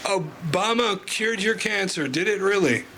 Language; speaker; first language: English; native; English